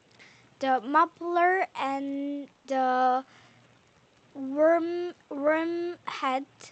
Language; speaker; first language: English; non-native, learner; Korean